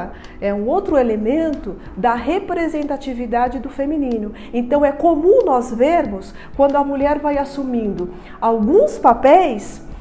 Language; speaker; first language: Portuguese; native; Portuguese